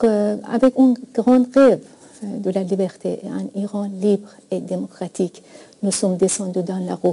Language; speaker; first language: French; non-native, fluent; Persian